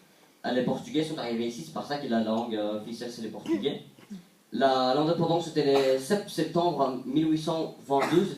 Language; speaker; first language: French; non-native, fluent; Portuguese